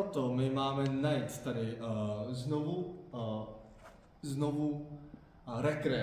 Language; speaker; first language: Czech; non-native, fluent; Korean